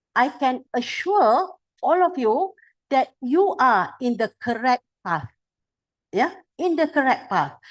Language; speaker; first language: English; non-native, local second language; Malay